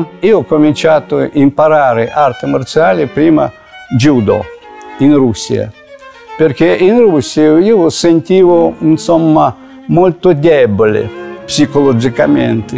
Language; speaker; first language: Italian; non-native, fluent; Russian